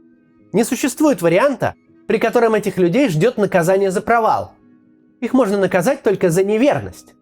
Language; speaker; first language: Russian; native; Russian